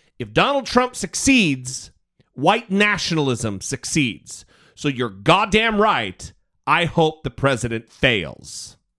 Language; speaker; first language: English; native; English